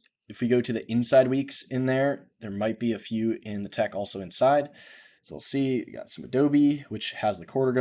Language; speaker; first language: English; native; English